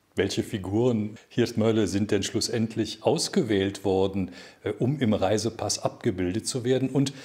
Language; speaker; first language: German; native; German